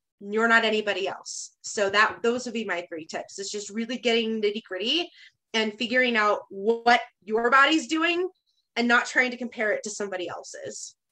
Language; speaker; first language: English; native; English